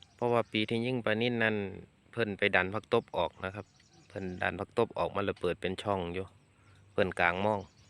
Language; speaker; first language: Thai; native; Thai